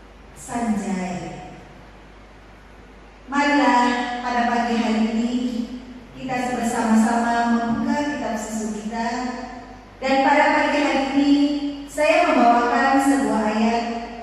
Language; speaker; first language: Indonesian; native; Indonesian